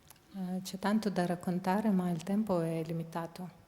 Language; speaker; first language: Italian; non-native, fluent; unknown